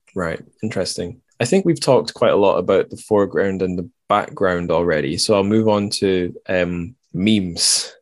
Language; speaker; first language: English; native; English